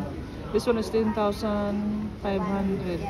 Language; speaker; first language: English; non-native, learner; Filipino